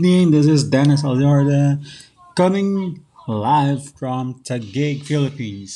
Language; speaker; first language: English; non-native, local second language; Filipino